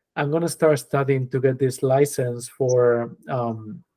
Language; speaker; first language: English; non-native, fluent; Spanish